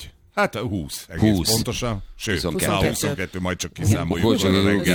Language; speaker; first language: Hungarian; native; Hungarian